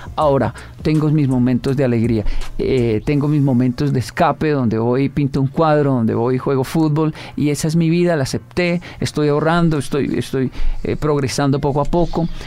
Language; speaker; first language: Spanish; native; Spanish